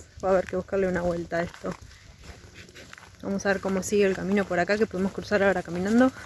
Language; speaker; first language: Spanish; native; Spanish